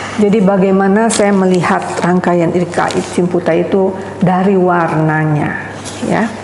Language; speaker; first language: Indonesian; native; Indonesian